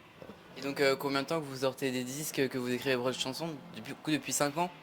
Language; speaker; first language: French; native; French